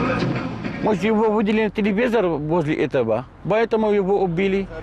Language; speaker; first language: Russian; non-native, learner; Arabic